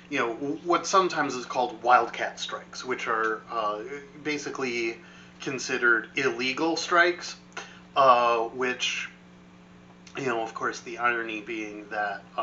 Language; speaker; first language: English; native; English